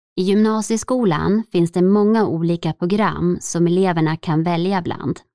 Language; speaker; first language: Swedish; native; Swedish